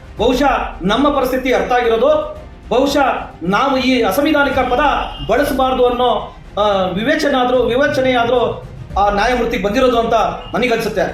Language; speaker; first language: Kannada; non-native, local second language; Lambadi